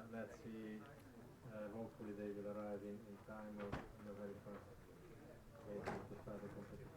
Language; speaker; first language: English; non-native, learner; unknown